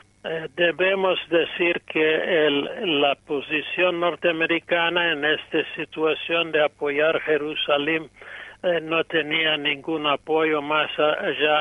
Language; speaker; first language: Spanish; non-native, fluent; English